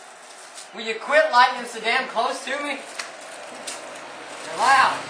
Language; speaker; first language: English; native; English